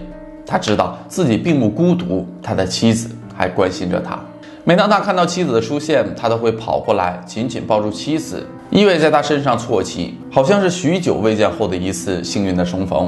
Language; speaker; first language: Chinese; native; Chinese